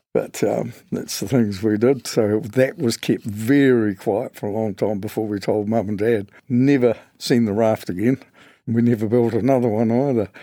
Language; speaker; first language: English; native; English